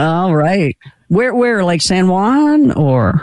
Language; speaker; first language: English; native; English